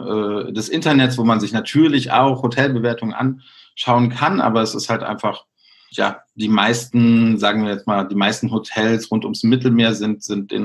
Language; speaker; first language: German; native; German